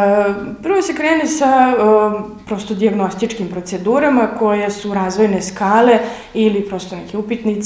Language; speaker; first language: Serbian; native; Serbian